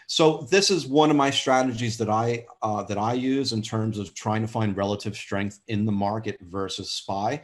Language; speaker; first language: English; native; English